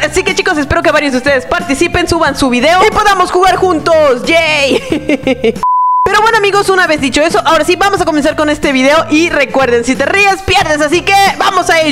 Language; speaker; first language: Spanish; native; Spanish